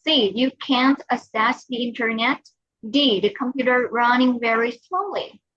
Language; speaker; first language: English; non-native, fluent; Vietnamese